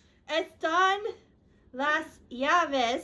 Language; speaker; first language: Spanish; non-native, learner; English